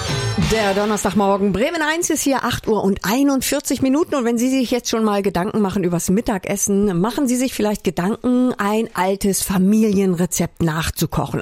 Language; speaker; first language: German; native; German